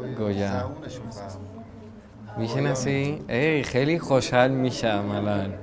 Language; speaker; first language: Persian; non-native, learner; Spanish